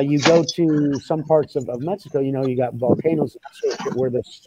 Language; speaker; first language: English; native; English